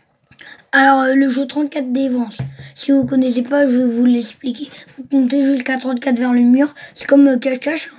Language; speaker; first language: French; early bilingual, other home language; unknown